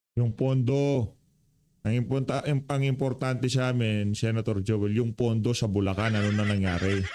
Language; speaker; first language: Filipino; native; Filipino